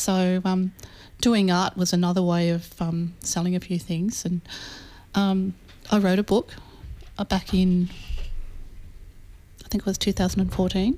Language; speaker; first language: English; native; English